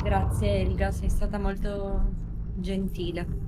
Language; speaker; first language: Italian; native; Italian